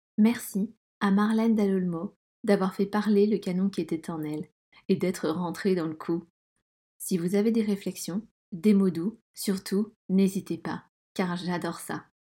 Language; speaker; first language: French; native; French